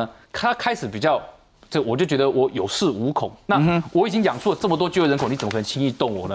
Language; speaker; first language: Chinese; native; Chinese